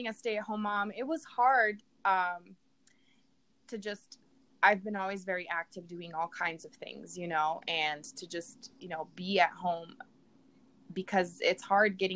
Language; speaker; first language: English; non-native, fluent; Portuguese